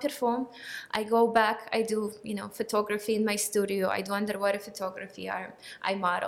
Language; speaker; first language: English; non-native, fluent; Russian